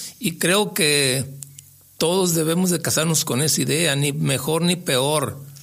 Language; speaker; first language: Spanish; native; Spanish